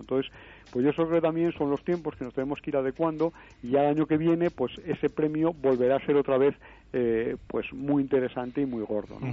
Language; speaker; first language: Spanish; native; Spanish